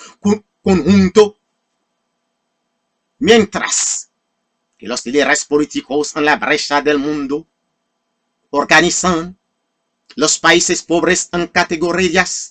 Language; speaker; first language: Spanish; non-native, fluent; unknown